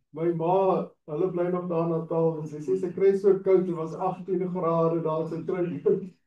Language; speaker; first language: Afrikaans; non-native, local second language; English